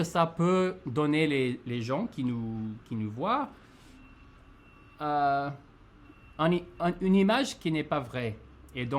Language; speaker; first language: French; non-native, fluent; English